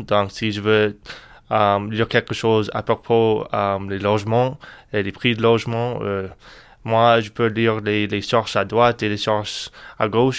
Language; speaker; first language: French; non-native, learner; English